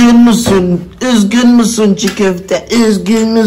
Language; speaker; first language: Turkish; non-native, learner; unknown